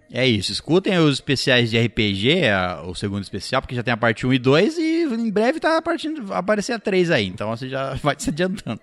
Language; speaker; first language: Portuguese; native; Portuguese